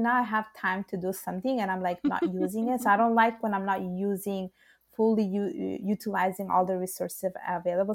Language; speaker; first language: English; non-native, fluent; Italian